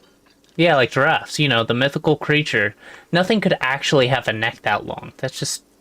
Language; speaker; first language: English; native; English